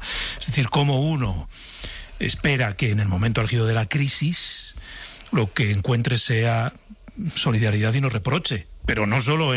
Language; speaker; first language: Spanish; native; Spanish